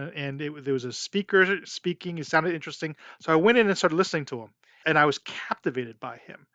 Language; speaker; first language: English; early bilingual, other home language; Chinese